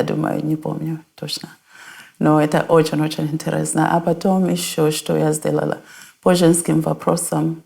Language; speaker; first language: Russian; non-native, fluent; North Ndebele